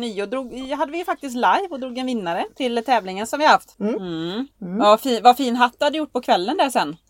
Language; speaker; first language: Swedish; native; Swedish